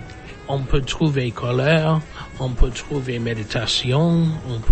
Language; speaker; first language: French; non-native, fluent; English